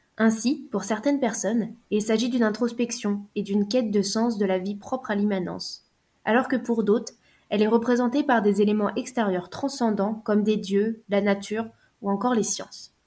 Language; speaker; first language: French; native; French